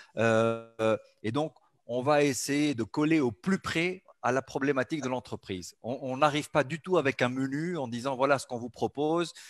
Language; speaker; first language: French; non-native, local second language; Arabic